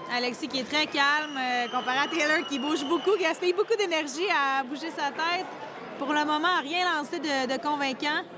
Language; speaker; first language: French; native; French